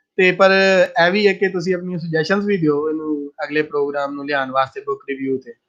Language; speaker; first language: Punjabi; native; Punjabi